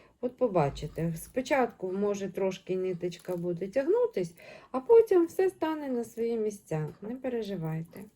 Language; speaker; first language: Ukrainian; non-native, local second language; Russian